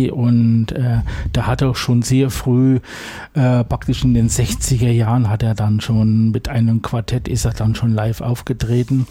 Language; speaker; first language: German; native; German